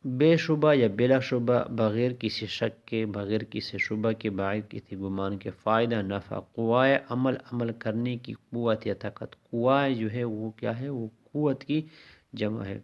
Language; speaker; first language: Urdu; non-native, local second language; Pashto